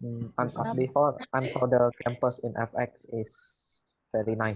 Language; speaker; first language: English; non-native, learner; Indonesian